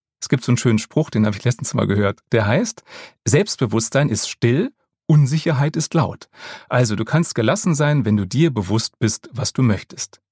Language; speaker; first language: German; native; German